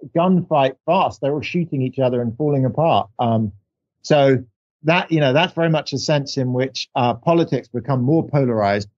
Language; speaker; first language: English; native; English